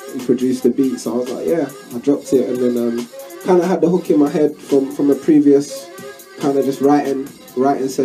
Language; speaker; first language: English; native; English